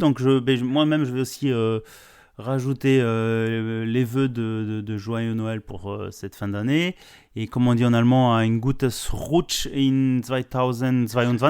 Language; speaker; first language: French; native; French